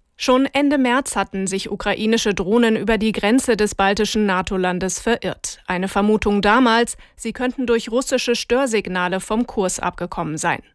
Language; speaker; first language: German; native; German